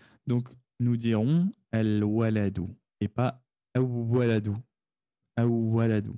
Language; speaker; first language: French; native; French